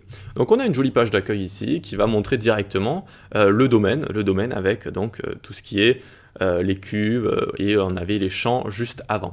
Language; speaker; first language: French; native; French